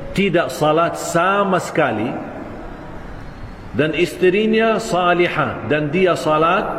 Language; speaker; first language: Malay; non-native, fluent; Arabic